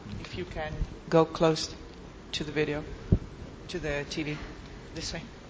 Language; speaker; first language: English; non-native, fluent; Italian